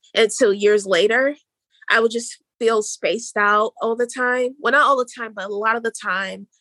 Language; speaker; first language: English; native; English